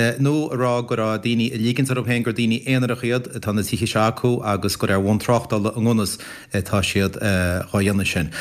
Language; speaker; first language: Irish; native; Irish